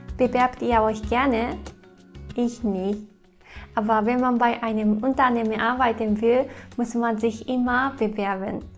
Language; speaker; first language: German; non-native, fluent; Japanese